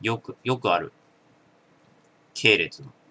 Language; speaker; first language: Japanese; native; Japanese